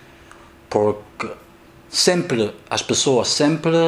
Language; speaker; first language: Portuguese; non-native, learner; Chinese